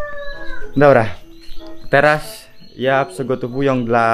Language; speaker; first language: Polish; non-native, learner; Balinese